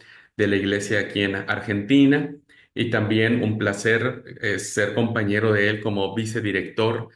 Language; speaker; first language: Spanish; native; Spanish